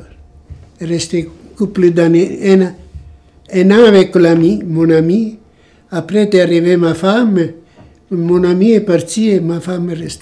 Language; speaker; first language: French; non-native, learner; Italian